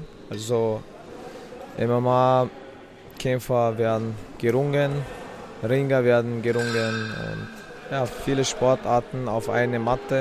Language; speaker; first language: German; non-native, fluent; Chechen